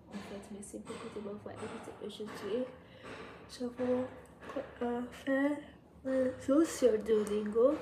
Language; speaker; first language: French; non-native, fluent; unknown